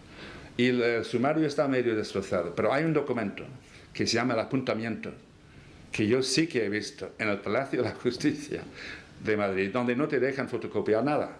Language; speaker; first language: Spanish; non-native, fluent; English